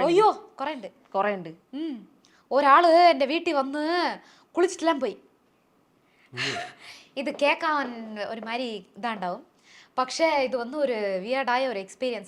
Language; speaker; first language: Malayalam; non-native, local second language; Tamil